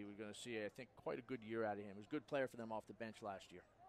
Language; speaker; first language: English; native; English